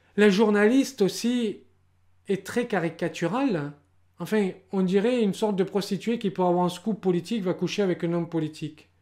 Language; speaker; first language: French; native; French